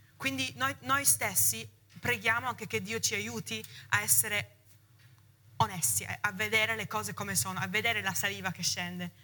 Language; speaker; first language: Italian; early bilingual, heritage; Italian